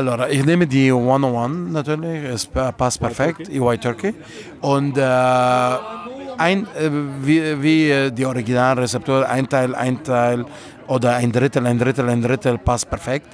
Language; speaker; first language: German; non-native, fluent; Italian